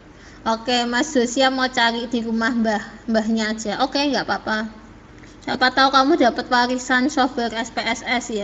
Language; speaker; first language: Indonesian; native; Indonesian